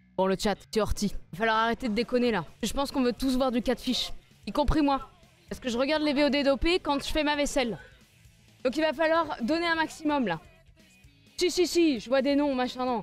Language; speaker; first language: French; native; French